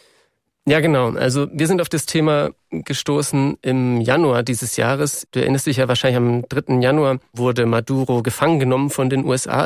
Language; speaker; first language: German; native; German